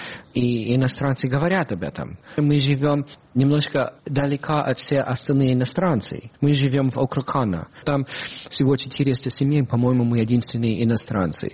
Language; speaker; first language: Russian; non-native, fluent; English